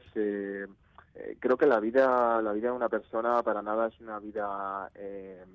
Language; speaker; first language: Spanish; native; Spanish